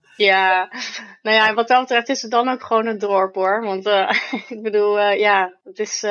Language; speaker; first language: Dutch; native; Dutch